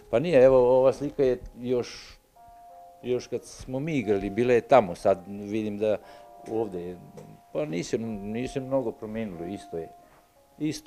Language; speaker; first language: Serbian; early bilingual, heritage; Serbian